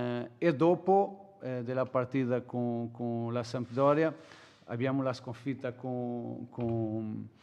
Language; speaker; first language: Italian; non-native, fluent; Portuguese